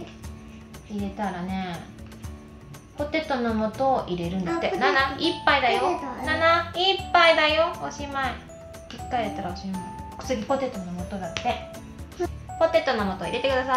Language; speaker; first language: Japanese; native; Japanese